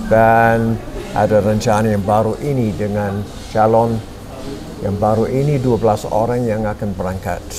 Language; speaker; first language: Indonesian; non-native, fluent; English